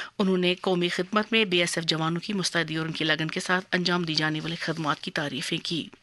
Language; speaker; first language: Urdu; non-native, local second language; Kashmiri